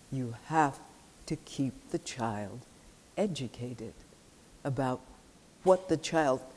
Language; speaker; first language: English; native; English